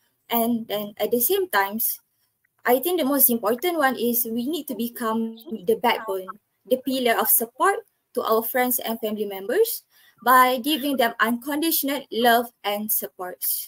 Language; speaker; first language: English; non-native, local second language; Malay